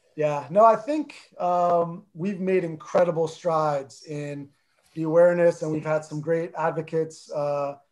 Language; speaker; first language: English; early bilingual, other home language; Armenian